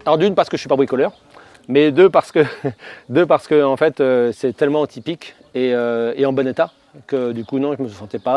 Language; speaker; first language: French; native; French